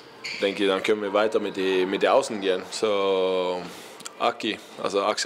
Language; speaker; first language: German; non-native, learner; Norwegian